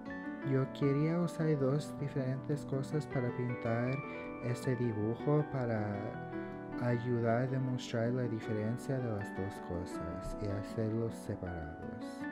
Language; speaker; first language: Spanish; early bilingual, heritage; English